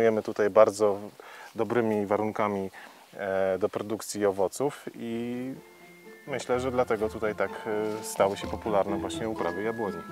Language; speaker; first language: Polish; native; Polish